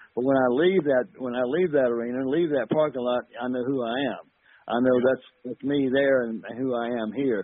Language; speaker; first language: English; native; English